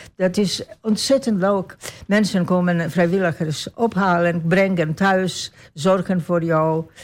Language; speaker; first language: Dutch; non-native, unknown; Croatian